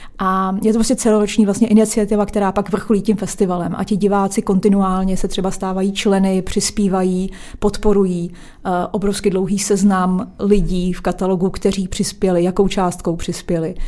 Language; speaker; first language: Czech; native; Czech